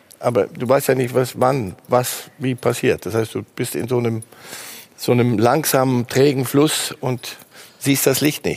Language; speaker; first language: German; native; German